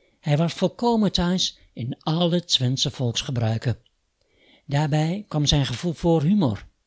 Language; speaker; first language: Dutch; native; Dutch